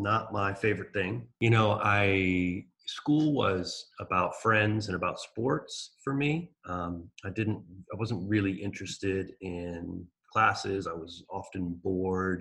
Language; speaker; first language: English; native; English